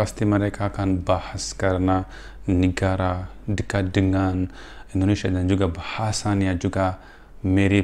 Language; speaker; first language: Indonesian; non-native, fluent; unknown